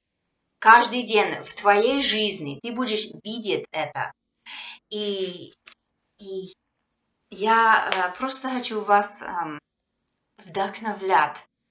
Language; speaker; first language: Russian; non-native, fluent; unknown